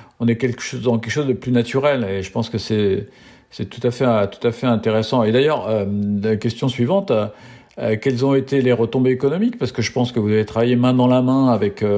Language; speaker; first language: French; native; French